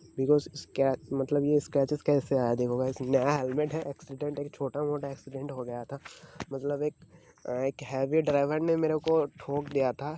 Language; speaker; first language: Hindi; non-native, local second language; Bangla